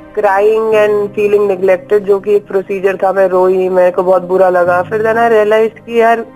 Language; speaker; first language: Hindi; native; Hindi